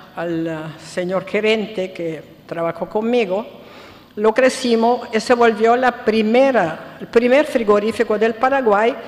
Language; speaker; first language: Spanish; non-native, fluent; Italian